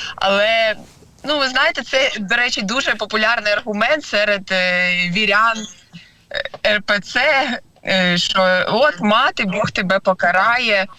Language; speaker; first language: Ukrainian; non-native, local second language; Russian